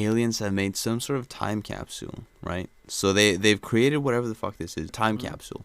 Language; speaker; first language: English; native; English